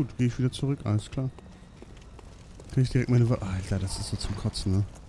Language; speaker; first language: German; native; German